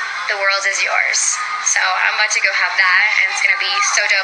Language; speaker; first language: English; early bilingual, other home language; Spanish